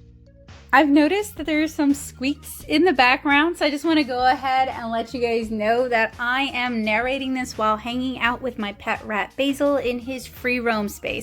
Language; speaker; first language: English; native; English